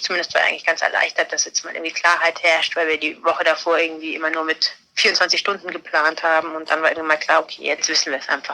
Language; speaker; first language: German; native; German